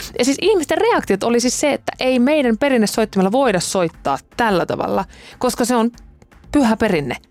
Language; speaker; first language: Finnish; native; Finnish